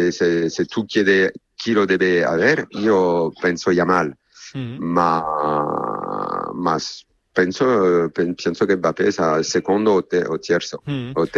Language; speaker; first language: Spanish; non-native, learner; Italian